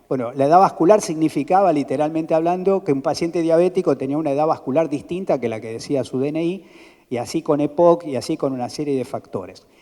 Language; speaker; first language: Spanish; native; Spanish